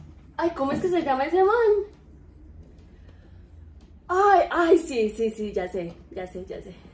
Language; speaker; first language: Spanish; native; Spanish